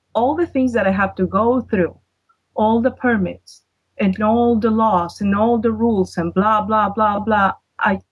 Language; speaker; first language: English; non-native, fluent; Spanish